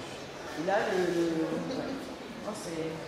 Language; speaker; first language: French; native; French